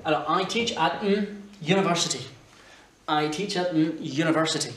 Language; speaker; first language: English; native; English